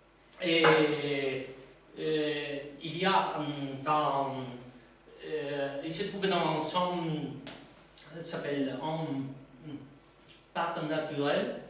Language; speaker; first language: French; non-native, learner; Spanish